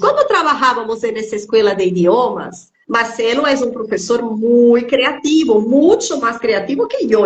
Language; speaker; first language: Spanish; non-native, fluent; Portuguese